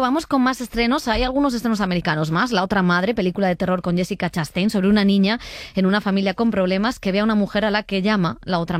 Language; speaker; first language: Spanish; native; Spanish